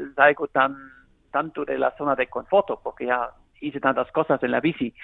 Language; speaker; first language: Spanish; non-native, fluent; German